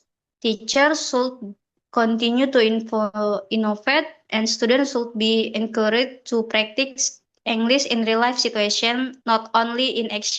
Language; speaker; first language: English; non-native, fluent; Indonesian